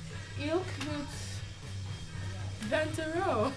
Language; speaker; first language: French; non-native, learner; English